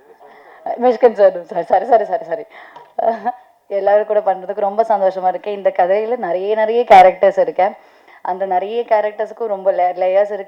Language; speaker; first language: Tamil; non-native, learner; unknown